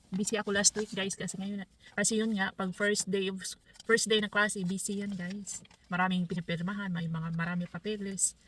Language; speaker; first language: Filipino; non-native, local second language; Cebuano